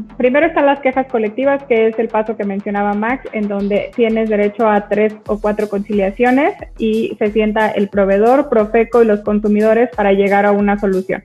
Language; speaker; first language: Spanish; native; Spanish